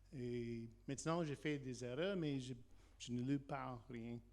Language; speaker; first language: French; non-native, learner; English